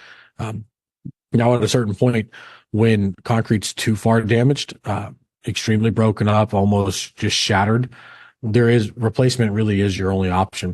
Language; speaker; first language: English; native; English